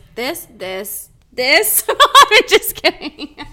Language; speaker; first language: English; early bilingual, other home language; Italian